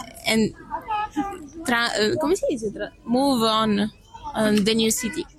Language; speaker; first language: English; non-native, learner; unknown